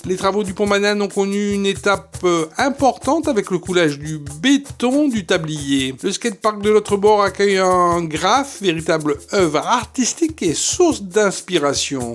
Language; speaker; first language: French; native; French